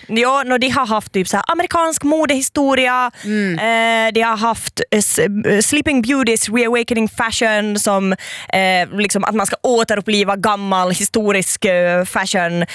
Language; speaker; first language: Swedish; native; Swedish